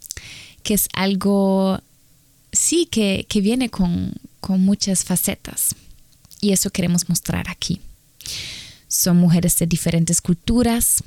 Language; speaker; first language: Spanish; non-native, fluent; German